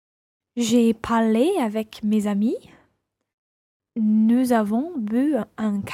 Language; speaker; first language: French; non-native, learner; English